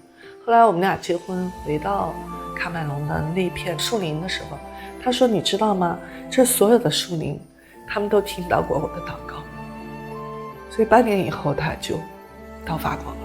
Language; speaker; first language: Chinese; native; Chinese